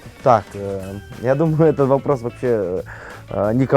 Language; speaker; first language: Russian; native; Russian